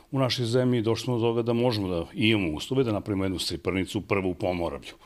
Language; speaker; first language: Serbian; native; Serbian